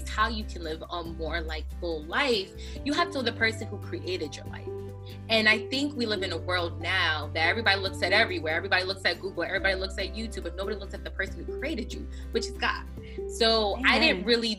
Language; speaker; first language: English; native; English